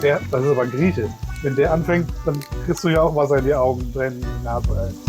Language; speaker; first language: German; native; German